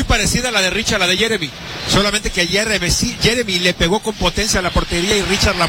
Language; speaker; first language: Spanish; native; Spanish